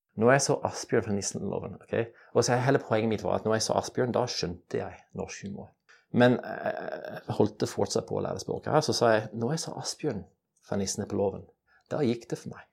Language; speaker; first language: Norwegian; non-native, fluent; English